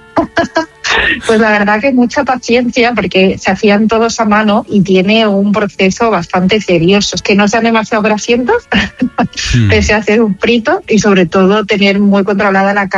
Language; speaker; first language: Spanish; native; Spanish